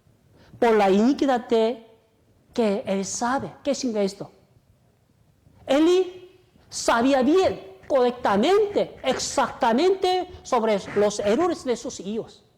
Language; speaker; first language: Spanish; non-native, fluent; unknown